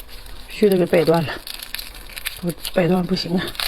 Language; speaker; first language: Chinese; native; Chinese